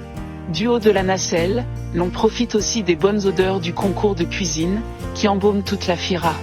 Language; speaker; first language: French; native; French